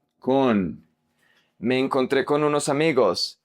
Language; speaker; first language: Spanish; non-native, fluent; English